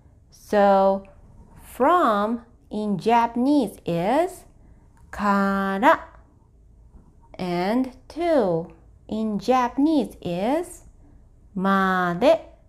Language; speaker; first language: English; non-native, fluent; Japanese